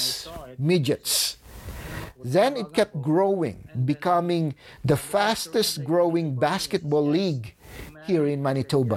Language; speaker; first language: English; non-native, local second language; Filipino